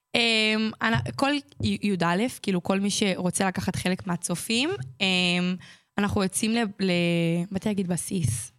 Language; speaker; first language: Hebrew; native; Hebrew